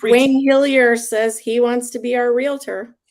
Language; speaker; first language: English; native; English